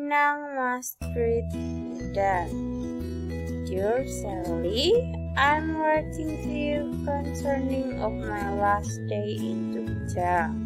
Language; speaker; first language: English; non-native, fluent; Indonesian